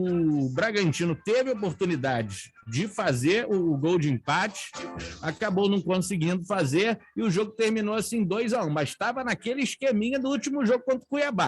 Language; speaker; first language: Portuguese; native; Portuguese